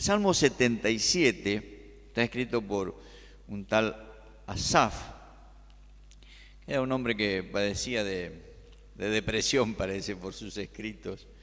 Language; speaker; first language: Spanish; native; Spanish